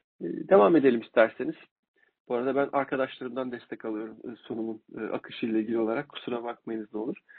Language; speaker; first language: Turkish; native; Turkish